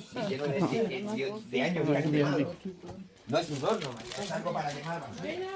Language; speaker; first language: Spanish; native; Spanish